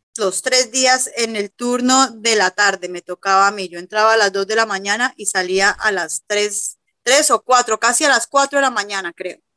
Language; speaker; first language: Spanish; native; Spanish